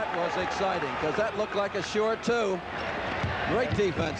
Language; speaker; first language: English; native; English